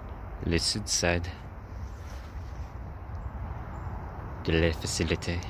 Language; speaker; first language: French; non-native, learner; English